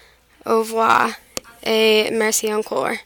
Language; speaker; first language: French; non-native, learner; English